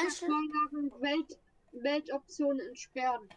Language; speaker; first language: German; native; German